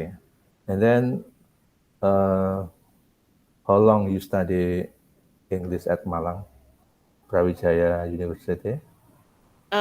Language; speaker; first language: English; non-native, learner; Indonesian